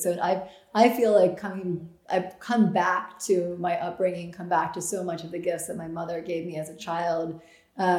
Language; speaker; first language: English; native; English